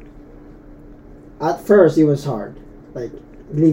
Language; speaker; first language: English; non-native, fluent; Tetum